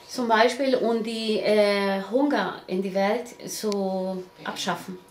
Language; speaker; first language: German; non-native, learner; Spanish